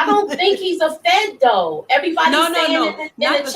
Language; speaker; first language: English; native; English